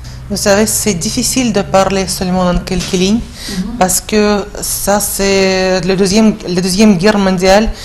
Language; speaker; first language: French; non-native, fluent; Russian